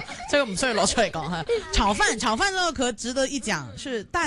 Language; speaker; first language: Chinese; non-native, local second language; Cantonese